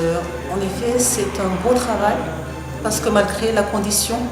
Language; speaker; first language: French; non-native, local second language; Malagasy